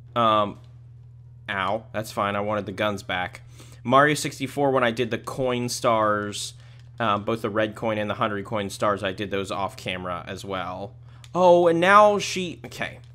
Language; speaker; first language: English; native; English